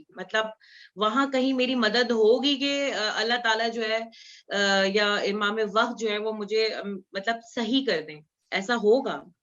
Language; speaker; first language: Urdu; native; Urdu